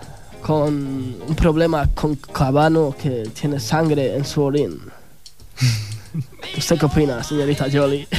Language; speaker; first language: Spanish; native; Spanish